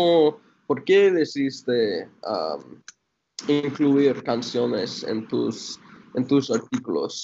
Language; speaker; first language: Spanish; non-native, fluent; English